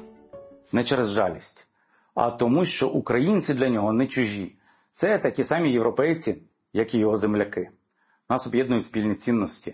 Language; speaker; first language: Ukrainian; native; Ukrainian